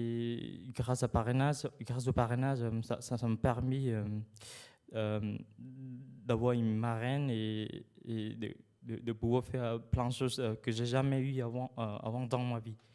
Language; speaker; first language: French; non-native, fluent; Khmer